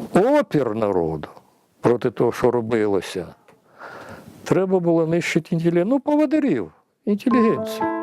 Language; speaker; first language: Ukrainian; non-native, fluent; Russian